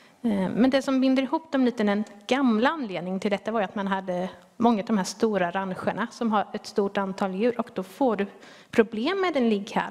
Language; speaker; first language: Swedish; native; Swedish